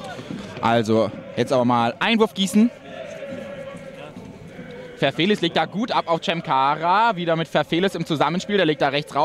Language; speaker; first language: German; native; German